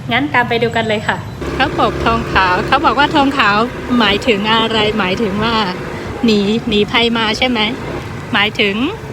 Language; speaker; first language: Thai; non-native, fluent; Shan